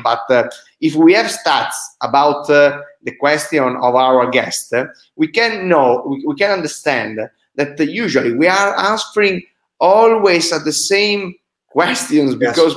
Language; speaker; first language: English; non-native, fluent; Italian